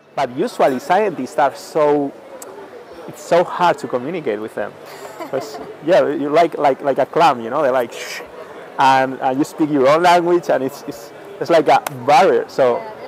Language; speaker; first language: English; non-native, fluent; Spanish